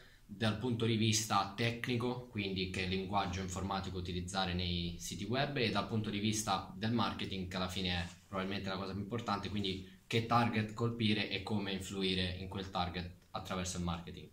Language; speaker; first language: Italian; native; Italian